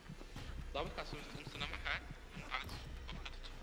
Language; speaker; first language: German; native; German